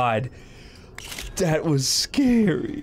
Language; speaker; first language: English; native; English